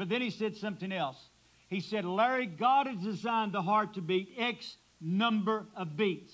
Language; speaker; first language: English; native; English